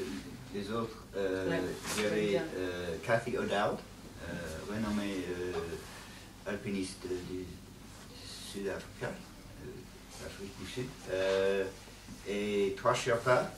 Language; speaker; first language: French; non-native, learner; English